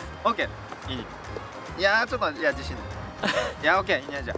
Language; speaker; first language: Indonesian; non-native, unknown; Japanese